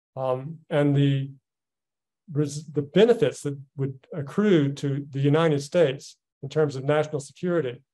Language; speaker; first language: English; native; English